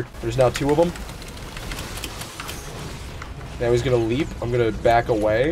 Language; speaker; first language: English; native; English